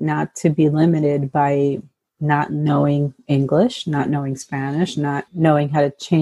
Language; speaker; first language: English; early bilingual, other home language; Spanish